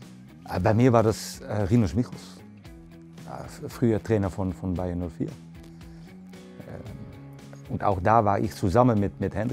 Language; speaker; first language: German; non-native, fluent; Dutch